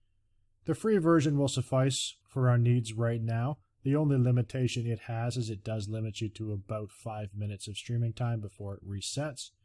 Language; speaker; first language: English; native; English